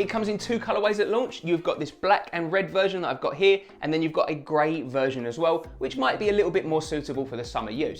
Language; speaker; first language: English; native; English